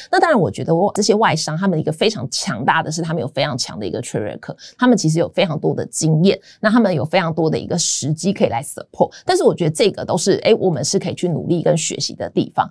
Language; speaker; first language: Chinese; native; Chinese